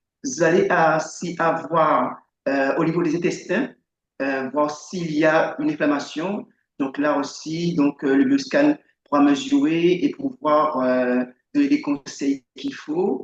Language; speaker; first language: French; native; French